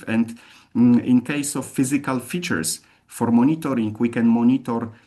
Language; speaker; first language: English; non-native, fluent; Polish